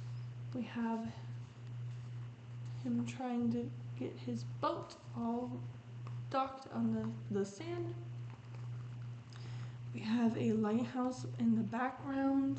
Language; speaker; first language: English; native; English